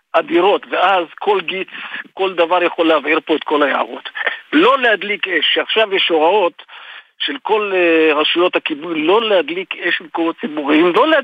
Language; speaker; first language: Hebrew; native; Hebrew